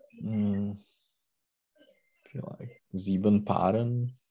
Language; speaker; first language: German; non-native, learner; Czech